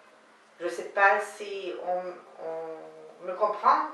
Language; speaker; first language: French; non-native, learner; Hebrew